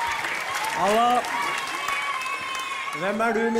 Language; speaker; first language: Norwegian; early bilingual, other home language; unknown